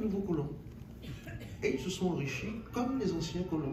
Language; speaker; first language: French; native; French